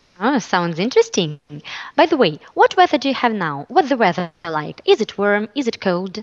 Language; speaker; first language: English; non-native, fluent; Russian